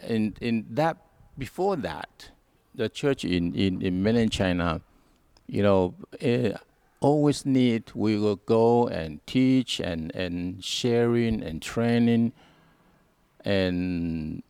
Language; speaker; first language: English; non-native, learner; Hakka Chinese